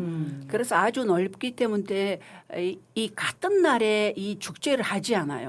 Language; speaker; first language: Korean; non-native, fluent; Mongolian